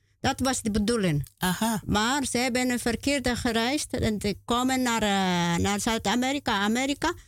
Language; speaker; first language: Dutch; non-native, learner; Spanish